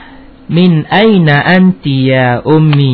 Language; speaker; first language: Arabic; non-native, fluent; Indonesian